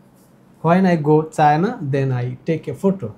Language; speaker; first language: English; non-native, learner; Bangla